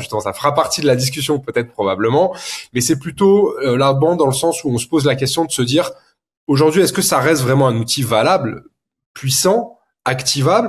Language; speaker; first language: French; native; French